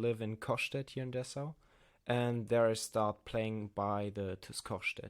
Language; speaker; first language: English; non-native, learner; German